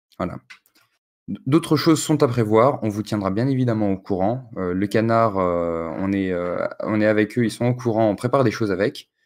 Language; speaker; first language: French; native; French